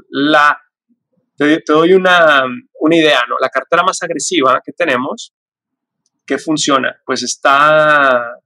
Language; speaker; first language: Spanish; native; Spanish